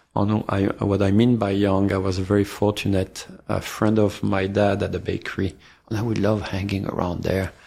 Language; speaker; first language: English; non-native, fluent; French